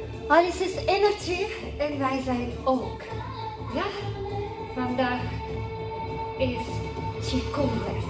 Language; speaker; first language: Dutch; non-native, learner; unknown